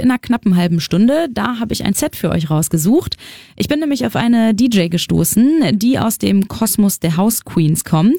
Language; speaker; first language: German; native; German